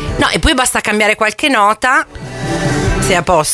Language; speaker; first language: Italian; native; Italian